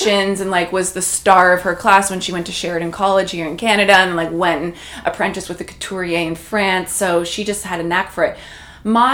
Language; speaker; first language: English; native; English